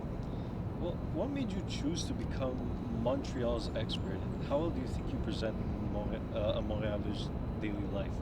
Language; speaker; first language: English; non-native, local second language; French